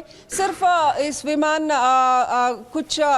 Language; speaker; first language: Hindi; non-native, local second language; Kannada